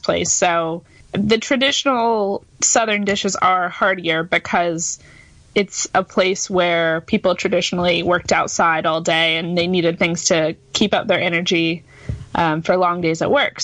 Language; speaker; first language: English; native; English